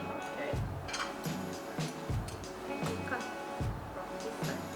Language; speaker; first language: English; non-native, learner; Japanese